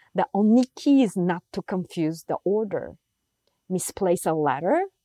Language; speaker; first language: English; non-native, fluent; Turkish